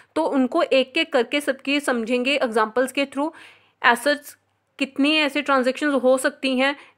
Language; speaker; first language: Hindi; non-native, local second language; Punjabi